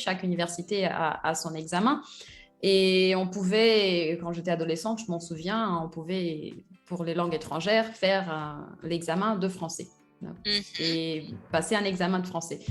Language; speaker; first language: French; early bilingual, other home language; Portuguese